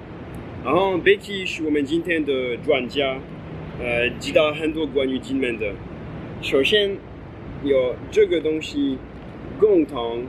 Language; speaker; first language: Chinese; non-native, fluent; French